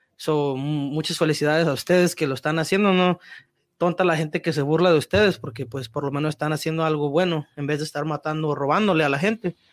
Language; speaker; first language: Spanish; early bilingual, heritage; Spanish